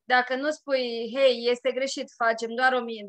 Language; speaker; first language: Romanian; native; Romanian